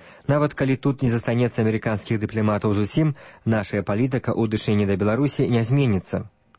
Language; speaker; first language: Belarusian; non-native, fluent; English